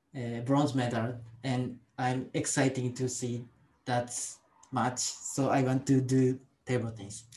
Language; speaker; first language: English; non-native, learner; Japanese